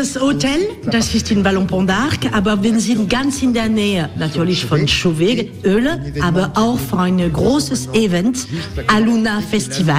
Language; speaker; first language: German; non-native, fluent; French